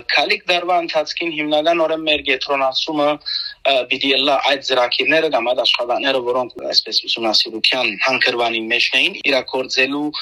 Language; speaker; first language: Armenian; native; Armenian